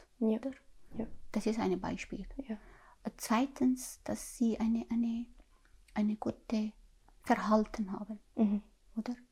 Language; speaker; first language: German; non-native, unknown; Arabic